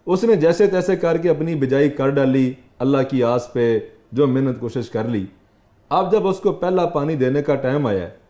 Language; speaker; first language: Urdu; non-native, local second language; Punjabi